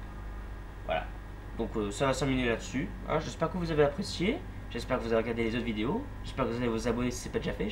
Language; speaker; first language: French; native; French